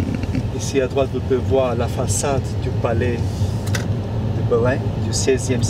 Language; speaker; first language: French; non-native, fluent; Portuguese